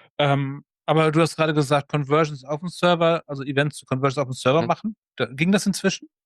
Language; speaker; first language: German; native; German